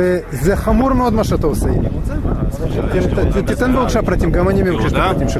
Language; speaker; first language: Hebrew; native; Hebrew